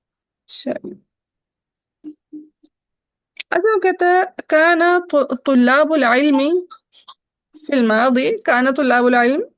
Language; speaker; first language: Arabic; non-native, fluent; Urdu